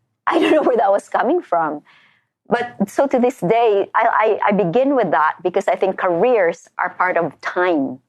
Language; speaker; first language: English; non-native, local second language; Filipino